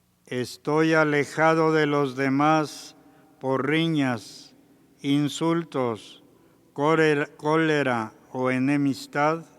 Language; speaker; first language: Spanish; native; Spanish